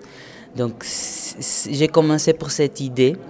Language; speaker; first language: French; non-native, fluent; Portuguese